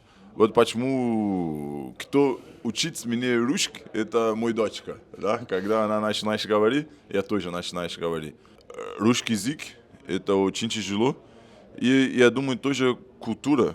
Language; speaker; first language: Russian; non-native, learner; Portuguese